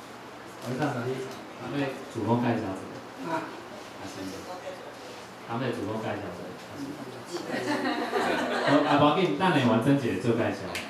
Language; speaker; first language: Chinese; native; Chinese